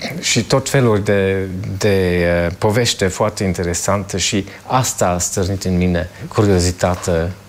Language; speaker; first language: Romanian; non-native, fluent; German